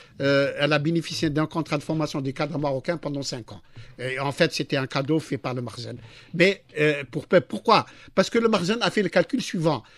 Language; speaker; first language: French; non-native, local second language; Arabic